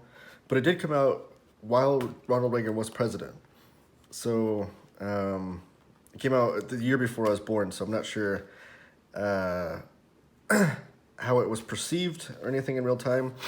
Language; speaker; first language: English; native; English